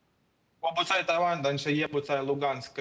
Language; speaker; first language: Chinese; non-native, fluent; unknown